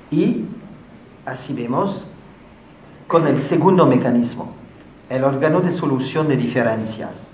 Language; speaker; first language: Spanish; non-native, fluent; French